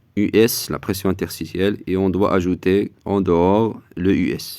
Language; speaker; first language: French; non-native, local second language; Arabic